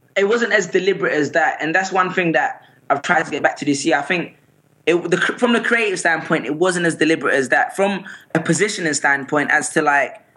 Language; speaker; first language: English; native; English